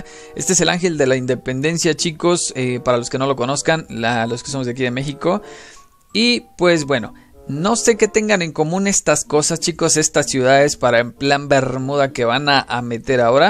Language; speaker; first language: Spanish; native; Spanish